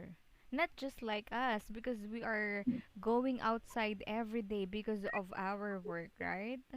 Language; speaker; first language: English; non-native, local second language; Filipino